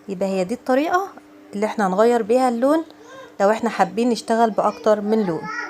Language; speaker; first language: Arabic; native; Arabic